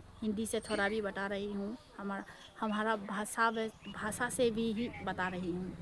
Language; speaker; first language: Hindi; non-native, local second language; Manipuri